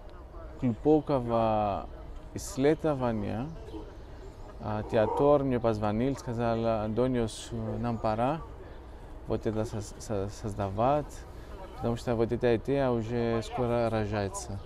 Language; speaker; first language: Russian; non-native, fluent; Greek